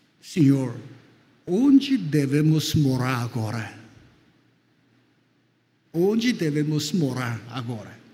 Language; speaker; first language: Portuguese; non-native, fluent; Korean